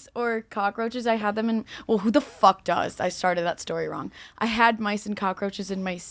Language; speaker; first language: English; native; English